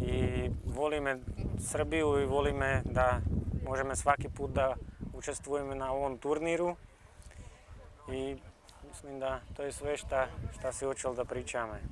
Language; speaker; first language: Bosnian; non-native, learner; Slovak